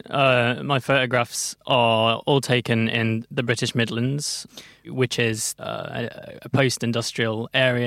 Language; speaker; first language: English; native; English